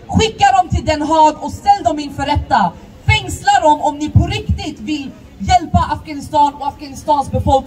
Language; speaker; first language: Swedish; early bilingual, other home language; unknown